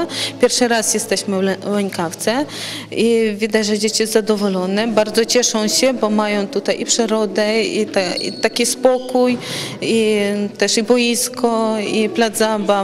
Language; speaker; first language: Polish; non-native, fluent; Ukrainian